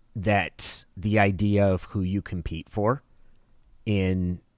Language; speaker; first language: English; early bilingual, other home language; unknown